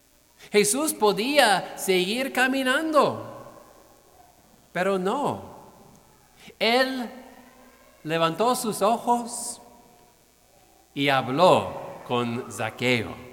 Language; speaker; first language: Spanish; non-native, fluent; English